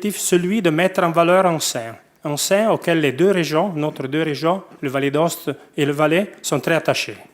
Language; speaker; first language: French; non-native, local second language; Italian